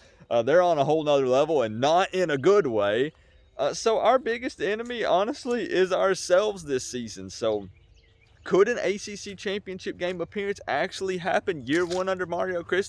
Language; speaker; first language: English; native; English